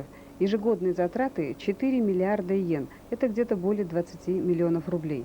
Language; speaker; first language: Russian; native; Russian